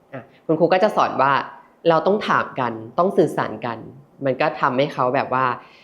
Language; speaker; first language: Thai; native; Thai